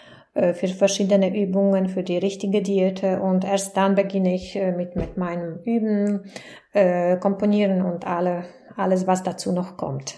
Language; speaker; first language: German; non-native, fluent; Polish